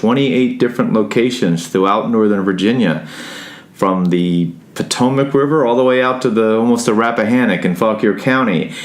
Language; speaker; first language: English; native; English